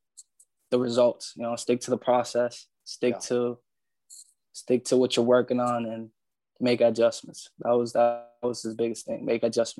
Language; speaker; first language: English; early bilingual, other home language; Spanish